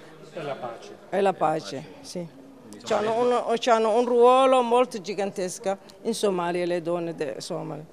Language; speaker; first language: Italian; non-native, fluent; Somali